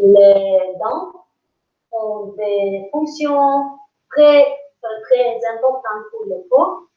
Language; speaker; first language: French; non-native, learner; English